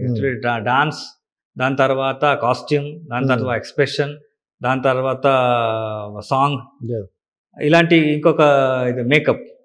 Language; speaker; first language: Telugu; non-native, learner; Kannada